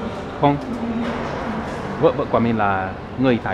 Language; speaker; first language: Vietnamese; non-native, learner; English